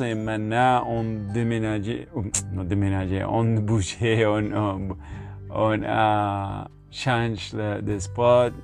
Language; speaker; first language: French; non-native, learner; Spanish